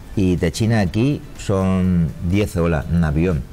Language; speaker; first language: Spanish; non-native, learner; Chinese